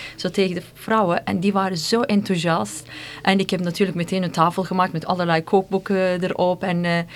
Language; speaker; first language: Dutch; non-native, fluent; Turkish